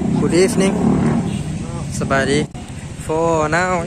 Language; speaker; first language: English; non-native, learner; Thai